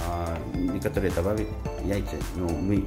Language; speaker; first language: Russian; non-native, learner; Korean